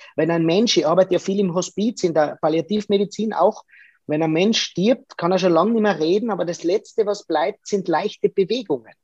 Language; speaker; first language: German; native; German